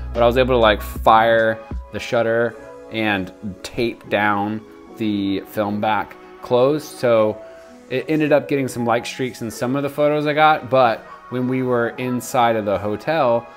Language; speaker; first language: English; native; English